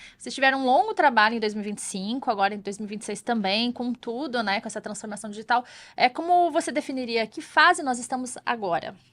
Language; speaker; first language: Portuguese; native; Portuguese